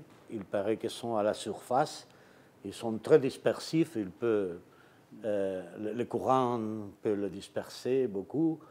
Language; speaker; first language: French; non-native, fluent; Spanish